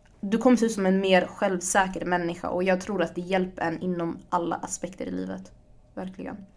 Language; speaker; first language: Swedish; early bilingual, other home language; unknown